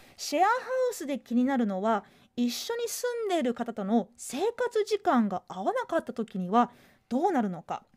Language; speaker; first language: Japanese; native; Japanese